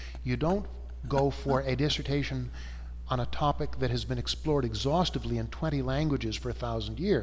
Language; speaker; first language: English; native; English